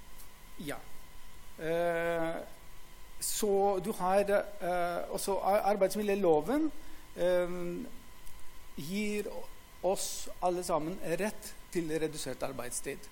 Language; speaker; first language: Norwegian; non-native, fluent; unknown